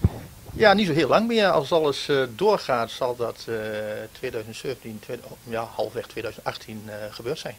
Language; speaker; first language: Dutch; native; Dutch